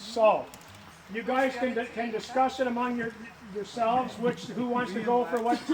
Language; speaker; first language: English; native; English